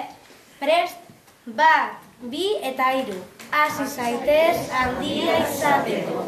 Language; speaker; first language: Basque; non-native, learner; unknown